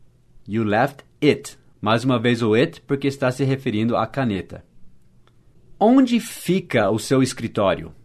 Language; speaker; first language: Portuguese; non-native, fluent; English